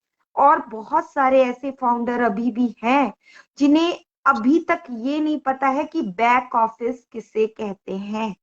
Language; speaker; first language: Hindi; native; Hindi